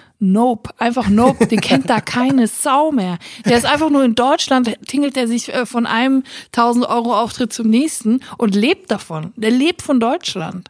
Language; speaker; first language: German; native; German